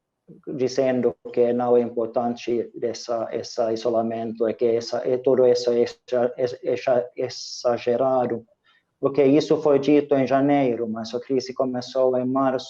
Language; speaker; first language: Portuguese; non-native, fluent; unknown